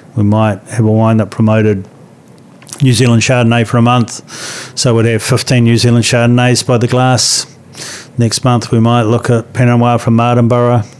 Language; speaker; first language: English; native; English